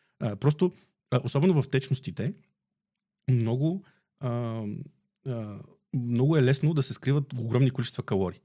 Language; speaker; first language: Bulgarian; native; Bulgarian